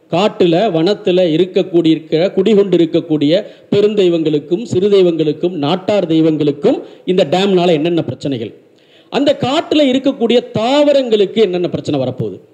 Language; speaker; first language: Tamil; native; Tamil